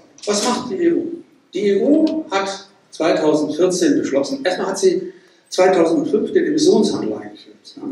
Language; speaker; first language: German; native; German